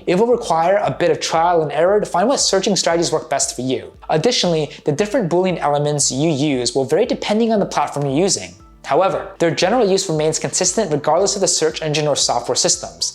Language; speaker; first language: English; native; English